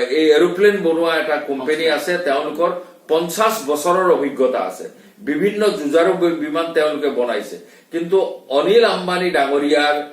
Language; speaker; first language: Assamese; non-native, local second language; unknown